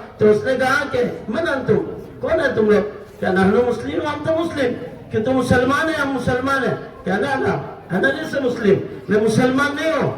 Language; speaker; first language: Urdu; native; Urdu